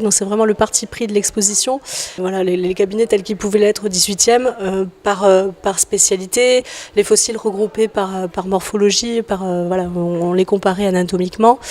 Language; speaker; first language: French; native; French